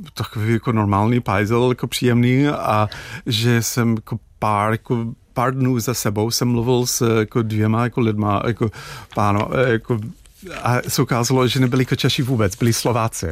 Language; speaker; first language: Czech; non-native, fluent; English